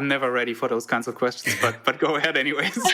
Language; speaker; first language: English; non-native, fluent; German